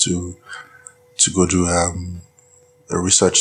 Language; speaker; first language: English; non-native, local second language; Yoruba